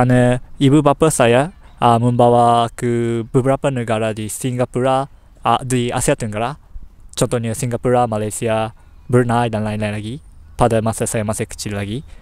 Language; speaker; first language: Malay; non-native, fluent; Japanese